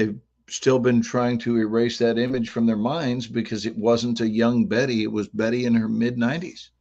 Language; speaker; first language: English; native; English